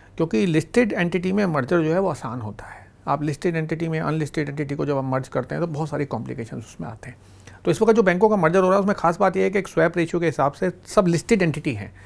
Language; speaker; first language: Hindi; native; Hindi